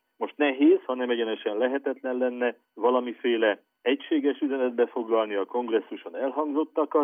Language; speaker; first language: Hungarian; native; Hungarian